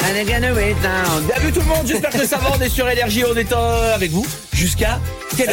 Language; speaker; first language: French; native; French